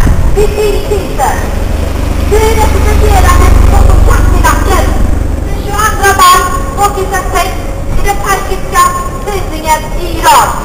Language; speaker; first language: Swedish; non-native, fluent; Azerbaijani